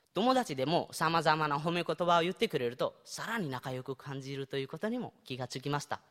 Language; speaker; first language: Japanese; non-native, fluent; Nepali